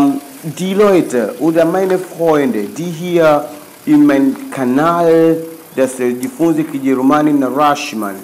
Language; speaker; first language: German; non-native, learner; Swahili